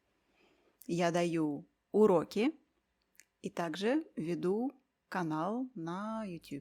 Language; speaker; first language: Russian; native; Russian